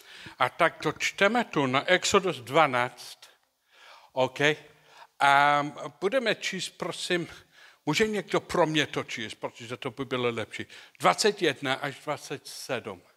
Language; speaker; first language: Czech; non-native, learner; English